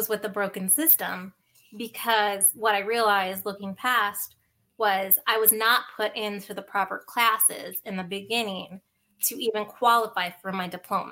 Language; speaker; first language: English; early bilingual, other home language; Sinhala